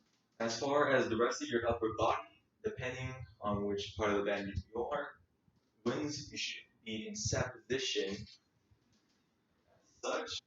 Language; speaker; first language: English; native; English